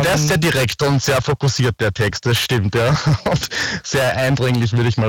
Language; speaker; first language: German; native; German